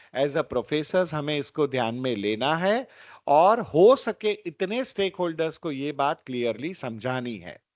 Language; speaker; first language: Hindi; non-native, local second language; Gujarati